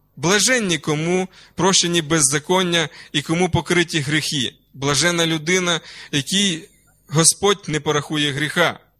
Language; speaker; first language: Ukrainian; non-native, local second language; Russian